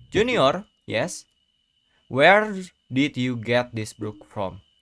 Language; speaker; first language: English; non-native, learner; Indonesian